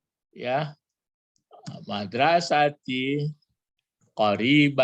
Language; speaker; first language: Arabic; non-native, fluent; Indonesian